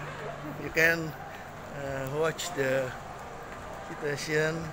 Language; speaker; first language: English; non-native, learner; Indonesian